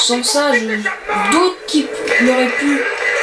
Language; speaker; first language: French; native; French